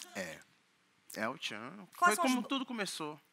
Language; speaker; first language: Portuguese; native; Portuguese